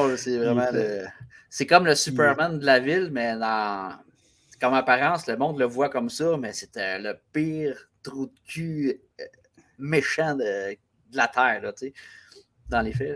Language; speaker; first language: French; native; French